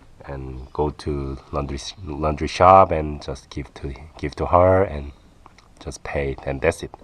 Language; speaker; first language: English; non-native, learner; Korean